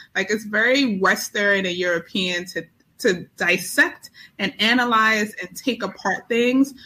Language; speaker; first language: English; non-native, fluent; Chinese